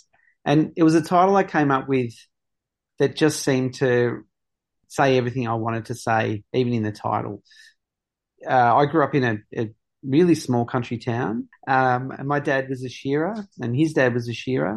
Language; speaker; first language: English; native; English